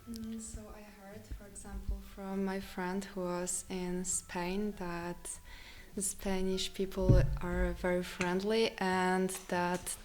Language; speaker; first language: English; non-native, fluent; Polish